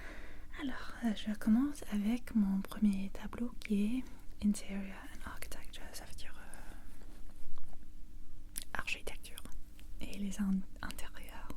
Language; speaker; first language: French; non-native, fluent; English